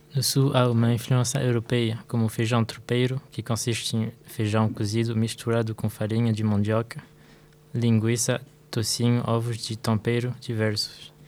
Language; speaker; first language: Portuguese; non-native, learner; French